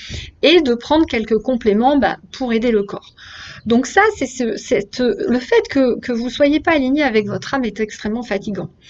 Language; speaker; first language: French; native; French